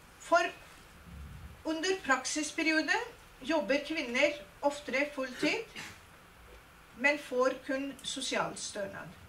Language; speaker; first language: Norwegian; non-native, fluent; Urdu